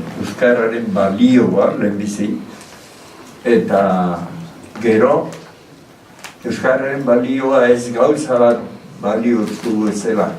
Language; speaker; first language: Basque; native; Basque